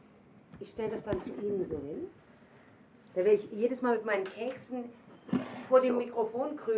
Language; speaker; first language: German; native; German